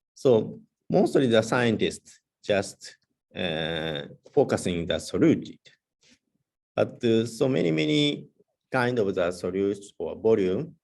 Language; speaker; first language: English; non-native, learner; Japanese